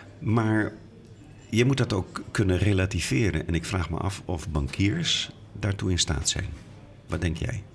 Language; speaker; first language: Dutch; native; Dutch